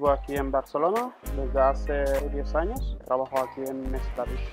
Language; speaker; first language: Spanish; non-native, fluent; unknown